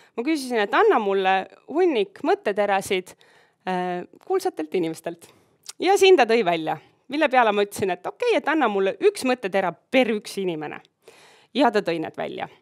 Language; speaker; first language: Estonian; native; Estonian